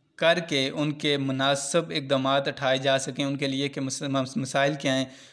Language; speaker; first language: Urdu; non-native, local second language; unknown